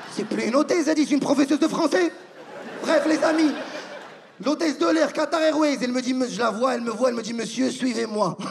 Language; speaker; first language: French; non-native, local second language; Arabic